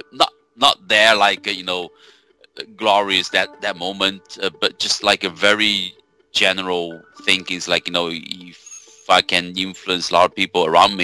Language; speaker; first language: English; non-native, fluent; Chinese